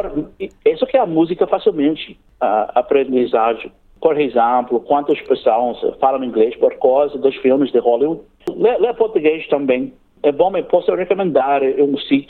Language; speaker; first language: Portuguese; non-native, learner; English